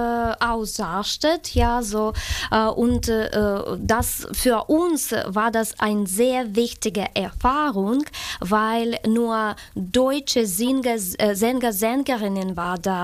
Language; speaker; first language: German; non-native, learner; Ukrainian